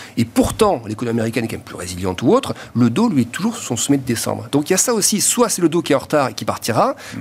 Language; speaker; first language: French; native; French